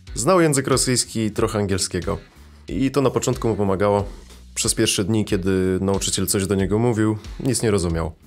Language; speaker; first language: Polish; early bilingual, other home language; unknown